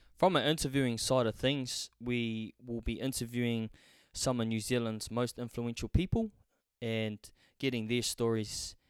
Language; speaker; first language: English; native; English